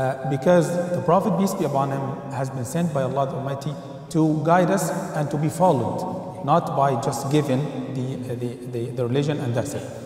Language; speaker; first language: English; non-native, fluent; Arabic